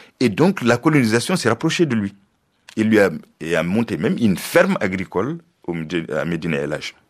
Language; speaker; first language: French; non-native, local second language; Fula